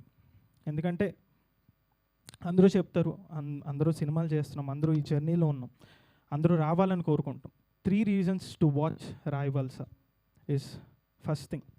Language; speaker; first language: Telugu; native; Telugu